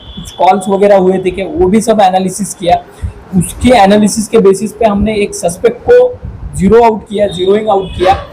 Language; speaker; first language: Hindi; non-native, local second language; Marathi